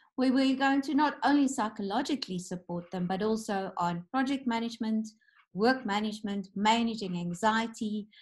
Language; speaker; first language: English; non-native, local second language; Afrikaans